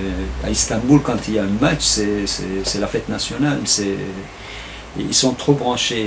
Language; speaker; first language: French; non-native, fluent; Turkish